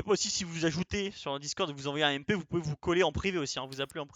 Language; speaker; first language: French; native; French